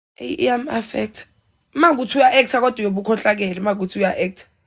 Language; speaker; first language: Zulu; native; Zulu